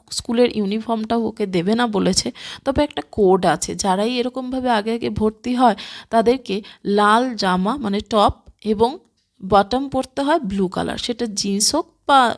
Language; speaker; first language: Bangla; native; Bangla